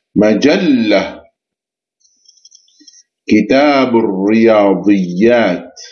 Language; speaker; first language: Arabic; non-native, learner; Indonesian